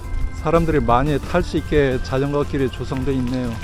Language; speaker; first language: Korean; native; Korean